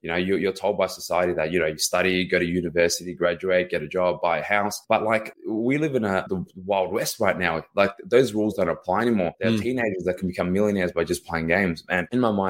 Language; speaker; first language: English; native; English